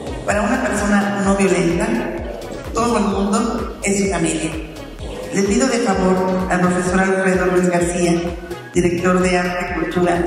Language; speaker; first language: Spanish; native; Spanish